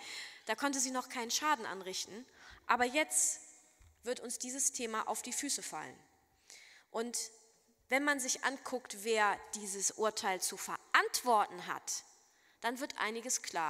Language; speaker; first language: German; native; German